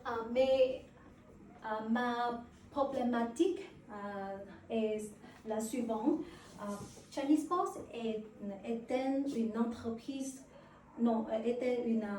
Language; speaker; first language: French; non-native, learner; Vietnamese